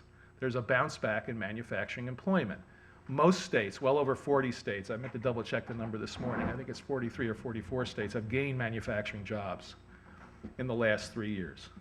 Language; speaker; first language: English; native; English